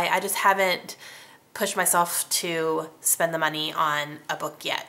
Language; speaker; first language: English; native; English